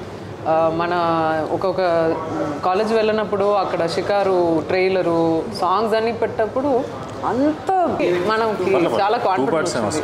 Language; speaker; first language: Telugu; non-native, learner; Tamil